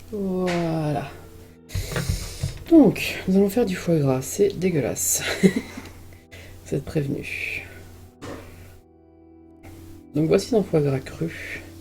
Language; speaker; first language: French; native; French